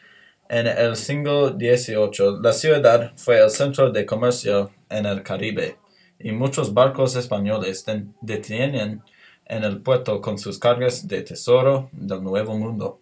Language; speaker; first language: Spanish; non-native, learner; English